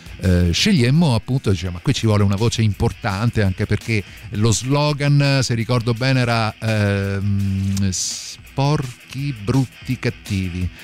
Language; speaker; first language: Italian; native; Italian